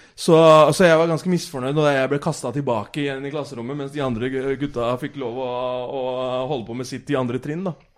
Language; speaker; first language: Norwegian; early bilingual, other home language; Urdu